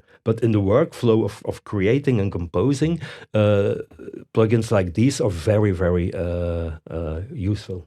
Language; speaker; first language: English; non-native, fluent; Dutch